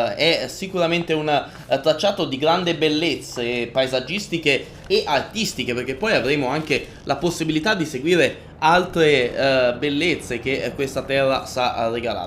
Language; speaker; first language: Italian; native; Italian